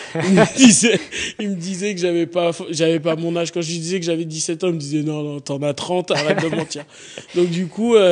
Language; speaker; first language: French; native; French